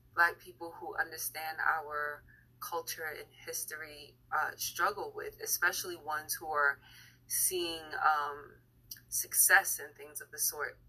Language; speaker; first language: English; native; English